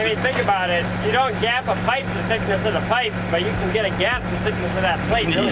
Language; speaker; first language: English; native; English